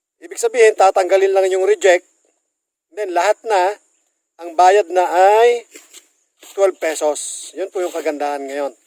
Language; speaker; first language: Filipino; native; Filipino